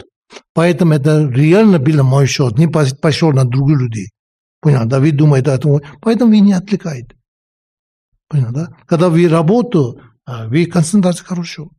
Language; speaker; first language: Russian; non-native, learner; Tibetan